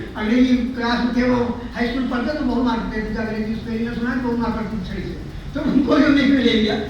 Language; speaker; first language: Hindi; native; Hindi